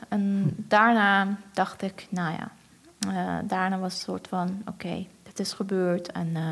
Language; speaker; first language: Dutch; non-native, fluent; Persian